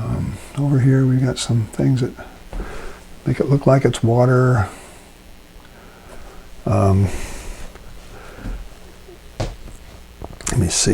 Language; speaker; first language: English; native; English